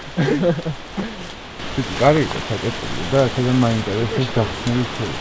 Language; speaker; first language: Georgian; native; Georgian